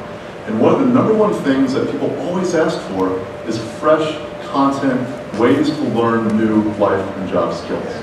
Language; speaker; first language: English; native; English